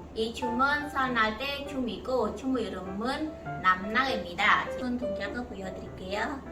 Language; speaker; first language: Korean; non-native, learner; Khmer